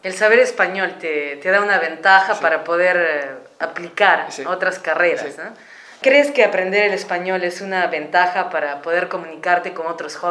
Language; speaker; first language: Spanish; native; Spanish